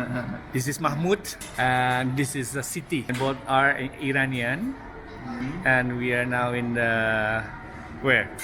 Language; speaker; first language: English; non-native, learner; Indonesian